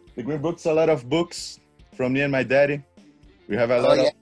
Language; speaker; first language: English; non-native, learner; Portuguese